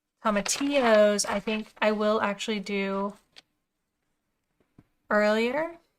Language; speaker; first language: English; native; English